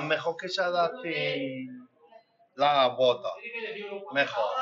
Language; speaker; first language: Spanish; native; Spanish